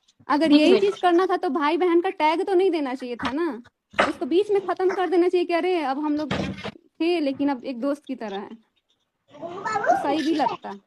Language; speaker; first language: Hindi; native; Hindi